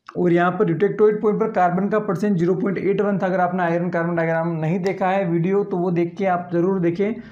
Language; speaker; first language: Hindi; native; Hindi